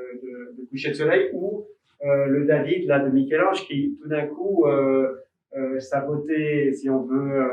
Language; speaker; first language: French; native; French